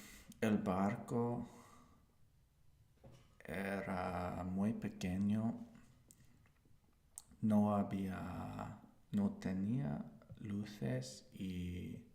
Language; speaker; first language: Spanish; non-native, learner; English